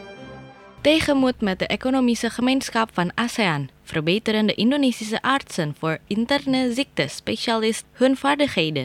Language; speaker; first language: Dutch; non-native, learner; Indonesian